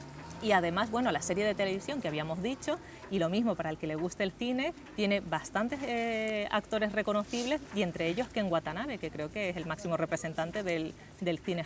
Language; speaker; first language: Spanish; native; Spanish